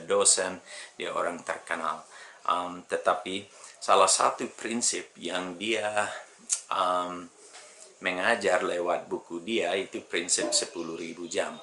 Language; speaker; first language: Indonesian; non-native, fluent; English